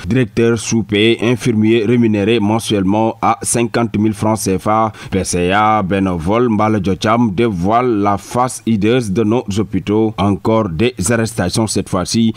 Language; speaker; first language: French; non-native, local second language; Wolof